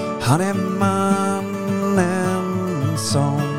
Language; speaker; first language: Swedish; native; Swedish